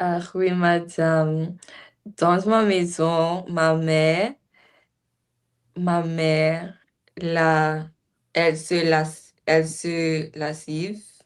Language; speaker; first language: French; non-native, learner; English